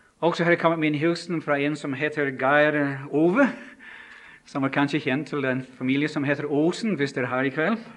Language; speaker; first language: Norwegian; non-native, fluent; English